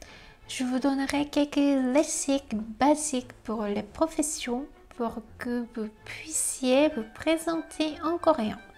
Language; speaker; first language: French; non-native, fluent; Korean